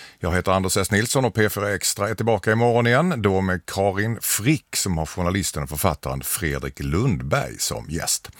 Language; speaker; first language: Swedish; native; Swedish